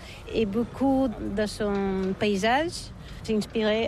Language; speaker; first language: French; non-native, learner; Catalan